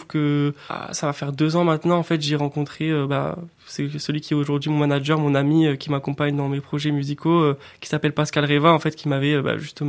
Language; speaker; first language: French; native; French